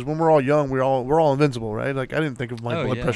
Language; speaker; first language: English; native; English